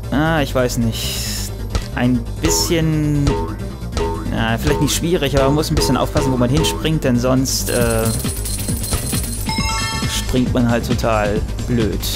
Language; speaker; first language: German; native; German